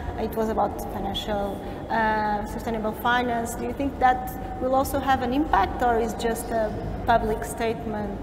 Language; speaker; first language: English; non-native, fluent; Portuguese